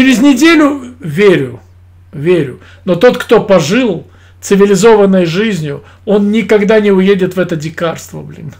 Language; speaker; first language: Russian; native; Russian